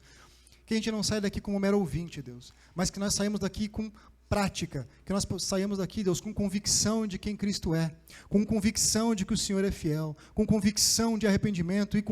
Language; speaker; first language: Portuguese; native; Portuguese